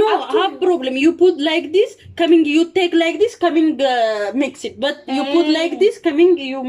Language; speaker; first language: English; non-native, learner; Amharic